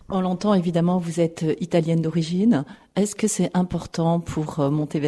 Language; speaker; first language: French; native; French